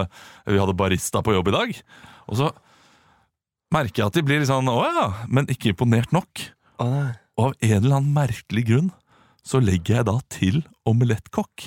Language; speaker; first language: Norwegian; native; Norwegian